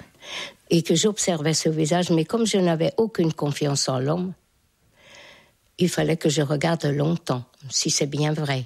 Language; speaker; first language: French; non-native, fluent; Hungarian